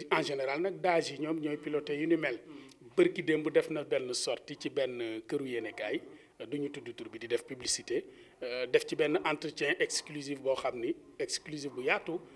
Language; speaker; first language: Wolof; native; Wolof